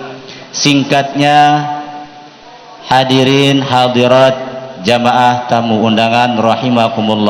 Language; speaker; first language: Indonesian; non-native, local second language; Sasak